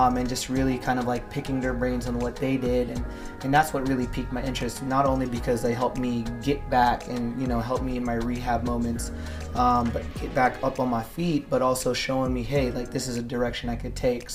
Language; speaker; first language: English; native; English